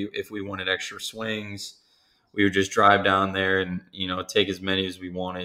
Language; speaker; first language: English; native; English